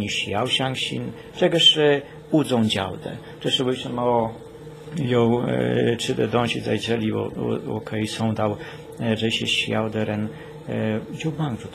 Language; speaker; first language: Chinese; non-native, learner; Polish